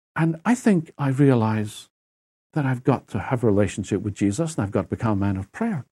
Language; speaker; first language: English; native; English